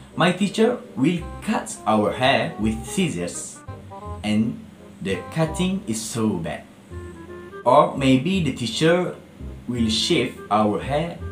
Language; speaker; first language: English; non-native, local second language; Malay